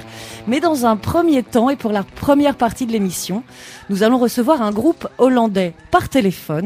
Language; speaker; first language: French; native; French